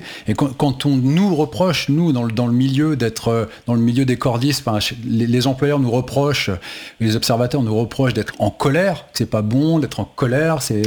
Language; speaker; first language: French; native; French